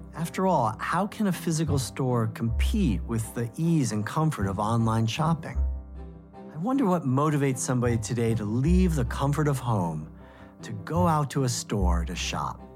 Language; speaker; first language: English; native; English